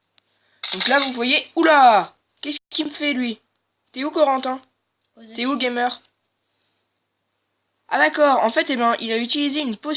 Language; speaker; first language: French; native; French